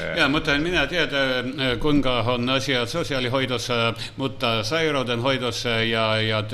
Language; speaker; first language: Finnish; non-native, learner; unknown